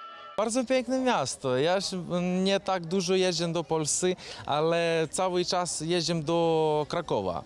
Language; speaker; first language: Polish; non-native, learner; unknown